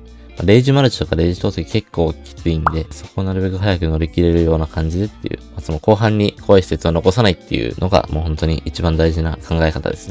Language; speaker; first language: Japanese; native; Japanese